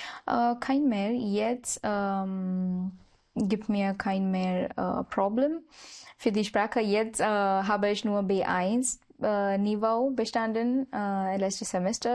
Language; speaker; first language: German; non-native, learner; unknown